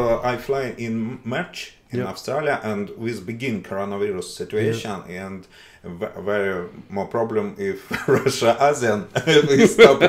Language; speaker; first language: English; non-native, learner; Russian